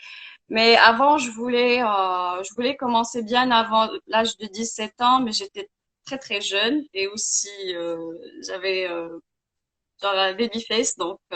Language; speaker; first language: French; non-native, local second language; Arabic